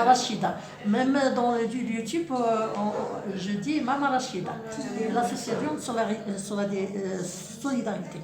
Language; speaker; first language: French; non-native, local second language; Arabic